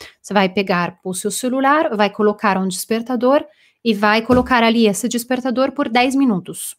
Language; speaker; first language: Portuguese; non-native, fluent; Italian